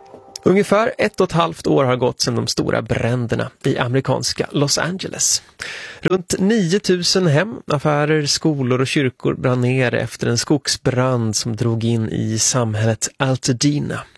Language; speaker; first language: Swedish; native; Swedish